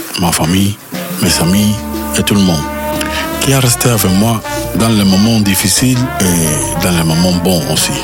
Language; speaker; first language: French; non-native, learner; Spanish